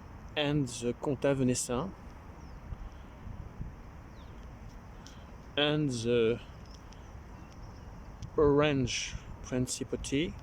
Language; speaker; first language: English; non-native, learner; French